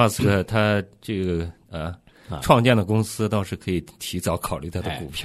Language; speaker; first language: Chinese; native; Chinese